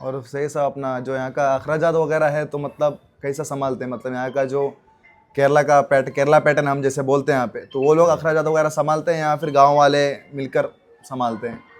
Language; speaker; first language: Hindi; native; Hindi